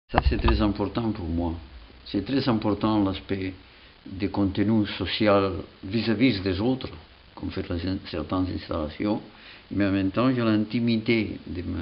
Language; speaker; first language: French; non-native, fluent; Catalan